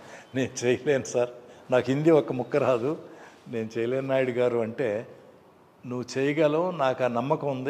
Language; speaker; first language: Telugu; native; Telugu